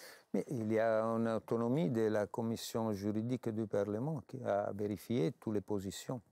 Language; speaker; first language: French; non-native, fluent; Italian